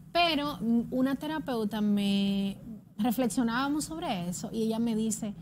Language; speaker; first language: Spanish; native; Spanish